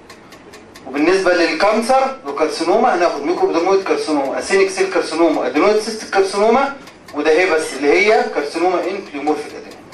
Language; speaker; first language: Arabic; native; Arabic